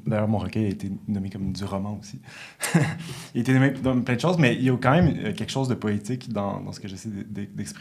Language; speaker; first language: French; native; French